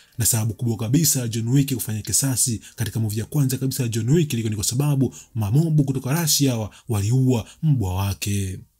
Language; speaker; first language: Swahili; native; Swahili